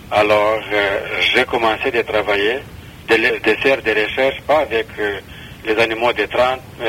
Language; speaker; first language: French; non-native, fluent; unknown